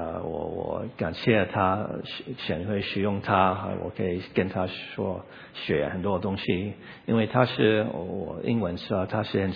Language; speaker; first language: Chinese; non-native, learner; English